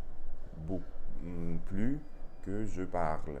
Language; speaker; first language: French; non-native, learner; Russian